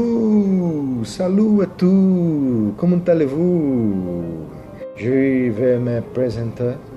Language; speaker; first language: French; non-native, learner; Portuguese